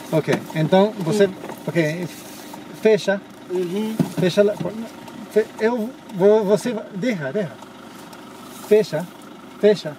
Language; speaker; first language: Portuguese; non-native, learner; English